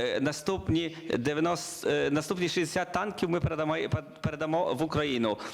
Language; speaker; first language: Ukrainian; non-native, learner; Polish